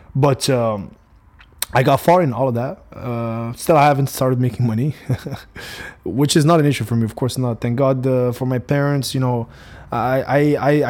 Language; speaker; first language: English; non-native, fluent; Arabic